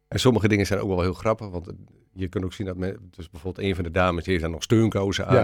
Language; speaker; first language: Dutch; native; Dutch